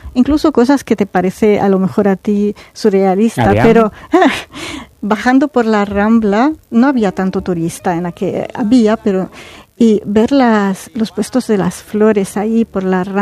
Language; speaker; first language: Spanish; non-native, fluent; Arabic